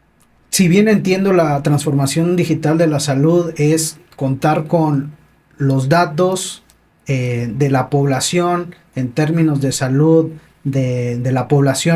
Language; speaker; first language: Spanish; native; Spanish